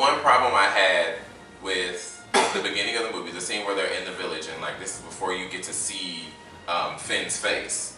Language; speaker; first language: English; native; English